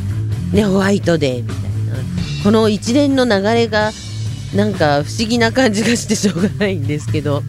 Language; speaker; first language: Japanese; native; Japanese